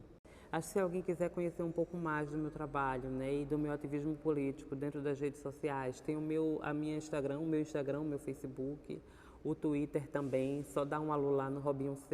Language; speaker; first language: Portuguese; native; Portuguese